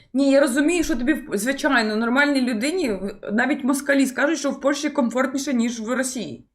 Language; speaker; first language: Ukrainian; native; Ukrainian